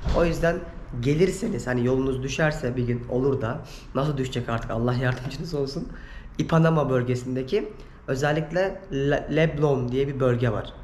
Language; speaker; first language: Turkish; native; Turkish